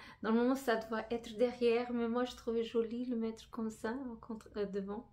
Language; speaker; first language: French; non-native, fluent; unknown